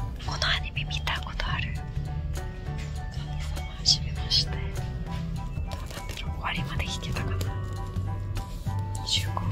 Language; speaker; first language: Japanese; non-native, fluent; English